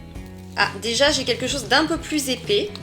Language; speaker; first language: French; native; French